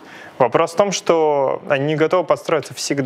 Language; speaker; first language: Russian; native; Russian